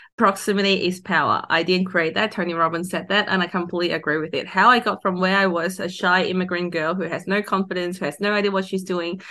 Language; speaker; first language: English; non-native, local second language; Cantonese